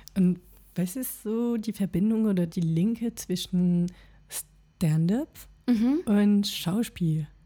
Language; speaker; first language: German; non-native, fluent; French